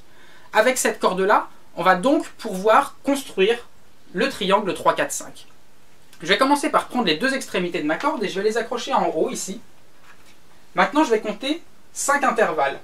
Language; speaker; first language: French; native; French